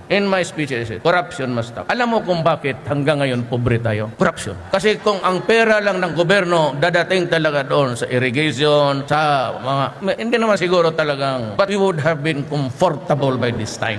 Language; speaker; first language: Filipino; non-native, local second language; Cebuano